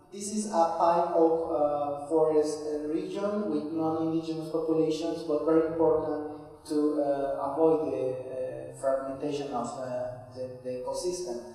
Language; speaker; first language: English; non-native, fluent; Spanish